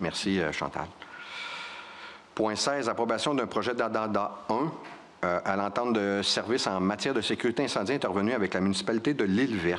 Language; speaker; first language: French; native; French